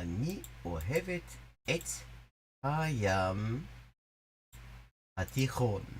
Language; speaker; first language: Hebrew; non-native, learner; English